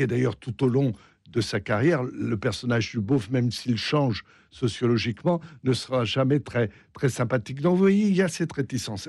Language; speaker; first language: French; native; French